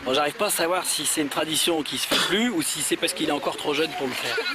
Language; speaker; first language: French; native; French